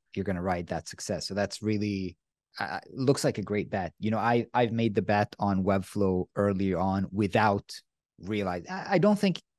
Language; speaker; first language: English; non-native, fluent; Hebrew